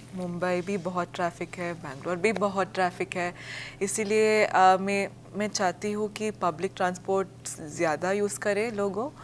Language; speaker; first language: Hindi; non-native, local second language; Kannada